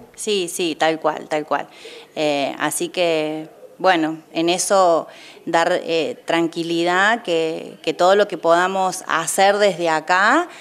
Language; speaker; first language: Spanish; native; Spanish